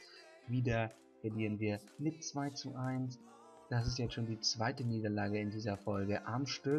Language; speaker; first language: German; native; German